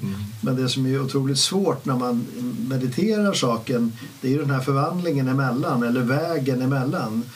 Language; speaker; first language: Swedish; native; Swedish